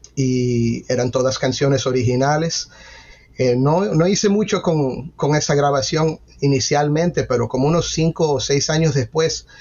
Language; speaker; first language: Spanish; early bilingual, heritage; Spanish